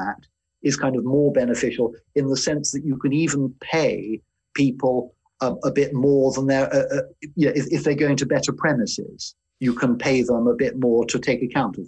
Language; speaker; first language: English; native; English